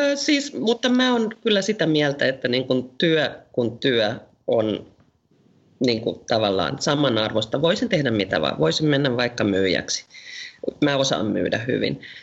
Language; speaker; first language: Finnish; native; Finnish